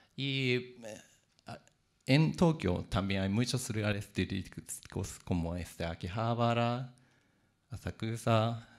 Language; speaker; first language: Spanish; non-native, fluent; Japanese